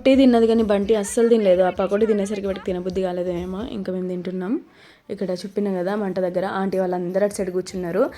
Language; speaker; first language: Telugu; native; Telugu